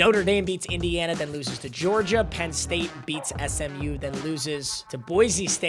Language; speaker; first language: English; native; English